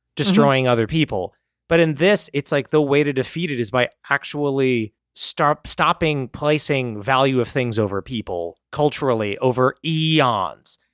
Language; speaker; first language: English; native; English